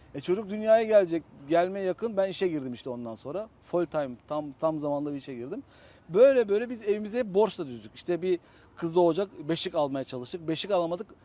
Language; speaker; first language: Turkish; native; Turkish